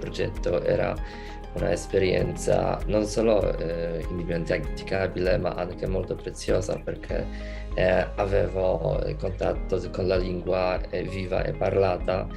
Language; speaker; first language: Italian; non-native, fluent; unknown